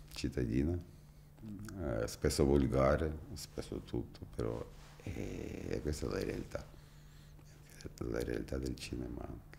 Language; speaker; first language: Italian; non-native, fluent; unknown